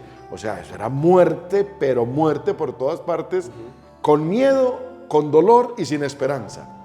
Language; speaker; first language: Spanish; native; Spanish